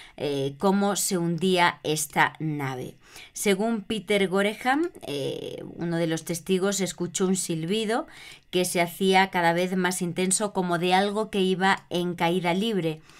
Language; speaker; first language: Spanish; native; Spanish